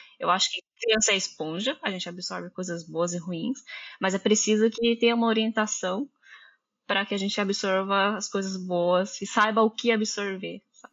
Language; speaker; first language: Portuguese; early bilingual, heritage; Japanese